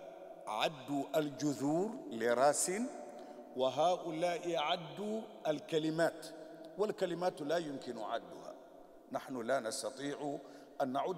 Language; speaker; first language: Arabic; non-native, fluent; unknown